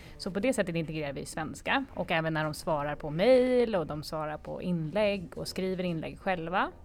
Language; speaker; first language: Swedish; native; Swedish